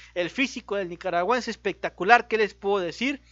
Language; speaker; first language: Spanish; native; Spanish